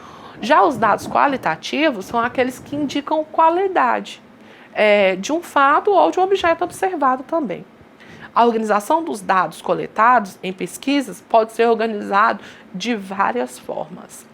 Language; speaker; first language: Portuguese; native; Portuguese